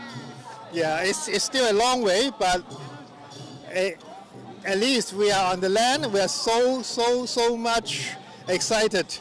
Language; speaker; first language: English; non-native, fluent; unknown